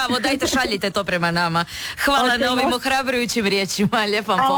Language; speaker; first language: Serbian; native; Serbian